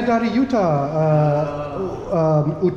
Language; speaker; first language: Indonesian; non-native, learner; English